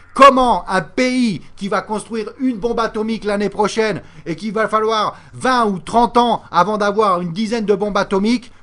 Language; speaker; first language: French; native; French